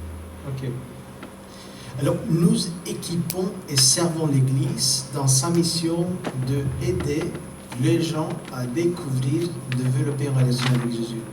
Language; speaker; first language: French; non-native, fluent; Spanish